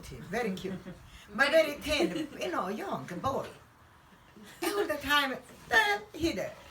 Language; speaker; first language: English; non-native, learner; Italian